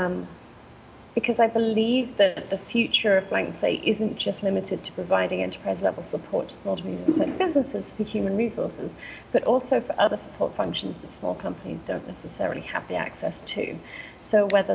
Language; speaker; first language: English; native; English